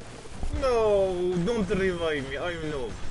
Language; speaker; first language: English; non-native, learner; French